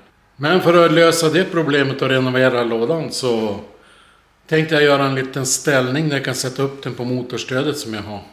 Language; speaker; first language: Swedish; native; Swedish